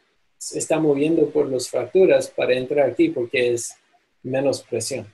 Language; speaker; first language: Spanish; non-native, fluent; English